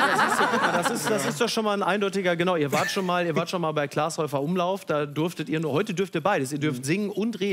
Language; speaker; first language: German; native; German